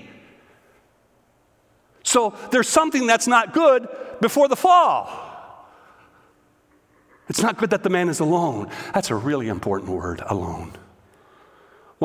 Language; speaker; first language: English; native; English